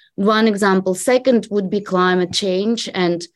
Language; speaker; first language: English; non-native, fluent; Russian